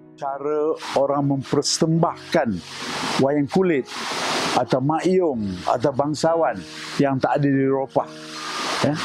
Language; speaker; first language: Malay; native; Malay